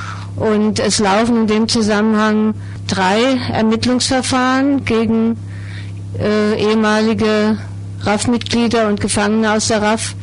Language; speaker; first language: German; native; German